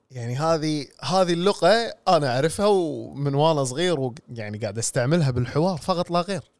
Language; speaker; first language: Arabic; non-native, local second language; English